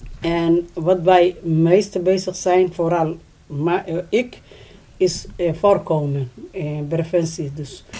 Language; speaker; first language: Dutch; non-native, learner; Somali